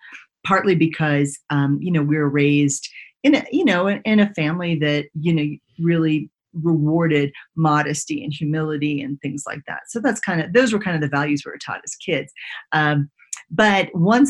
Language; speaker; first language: English; native; English